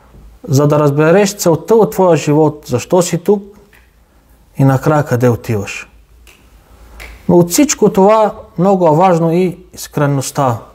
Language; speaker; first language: Bulgarian; non-native, local second language; Turkish